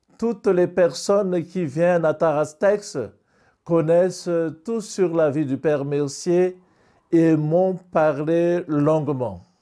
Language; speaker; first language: French; non-native, local second language; Malagasy